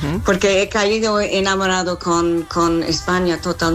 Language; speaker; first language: Spanish; non-native, fluent; English